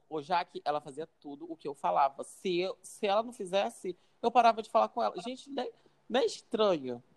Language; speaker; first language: Portuguese; native; Portuguese